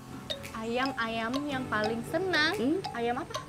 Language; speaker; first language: Indonesian; native; Indonesian